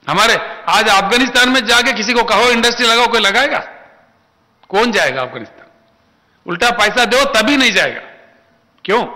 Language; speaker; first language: Hindi; non-native, local second language; Telugu